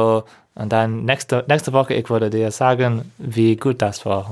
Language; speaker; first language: German; non-native, learner; English